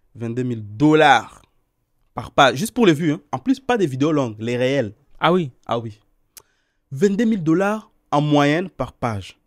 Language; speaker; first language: French; non-native, local second language; Swahili